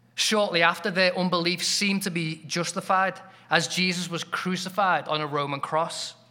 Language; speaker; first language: English; native; English